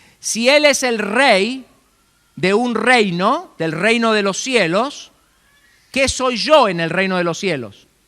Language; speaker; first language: Spanish; native; Spanish